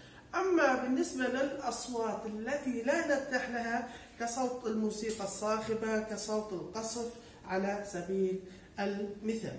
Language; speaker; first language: Arabic; native; Arabic